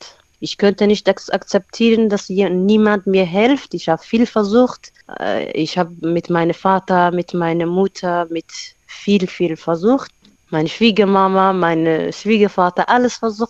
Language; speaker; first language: German; non-native, learner; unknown